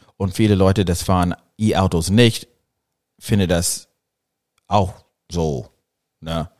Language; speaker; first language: German; non-native, learner; English